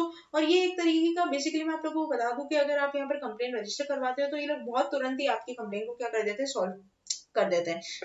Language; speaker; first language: Hindi; native; Hindi